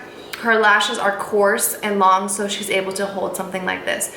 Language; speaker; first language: English; native; English